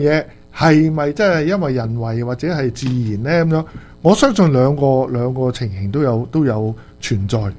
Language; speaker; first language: Chinese; native; Chinese